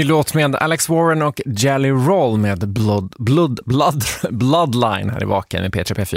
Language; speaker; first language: Swedish; native; Swedish